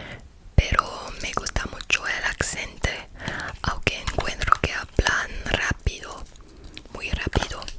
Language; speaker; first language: Spanish; non-native, learner; French